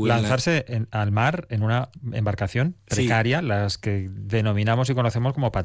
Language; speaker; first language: Spanish; native; Spanish